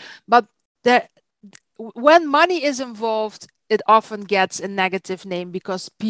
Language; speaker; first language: English; non-native, fluent; Dutch